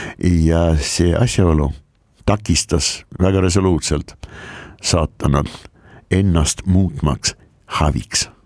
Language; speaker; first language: Estonian; non-native, local second language; Russian